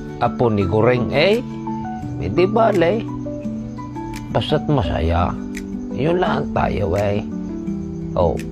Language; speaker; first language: Filipino; native; Filipino